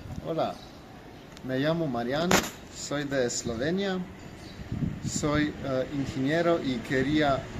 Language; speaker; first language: Spanish; non-native, learner; Slovenian